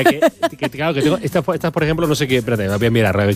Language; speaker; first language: Spanish; native; Spanish